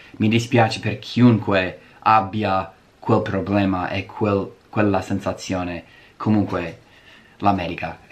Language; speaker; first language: Italian; non-native, fluent; English